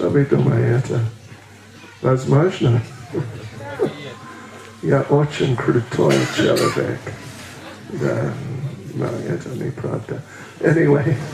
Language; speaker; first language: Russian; non-native, learner; English